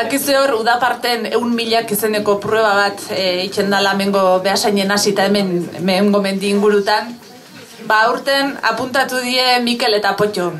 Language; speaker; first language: Basque; native; Basque